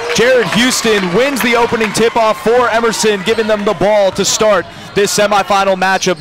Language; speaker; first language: English; native; English